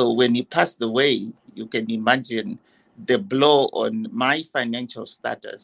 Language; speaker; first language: English; non-native, local second language; Shona